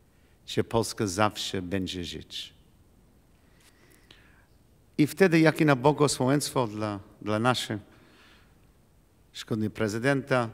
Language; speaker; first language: Polish; non-native, learner; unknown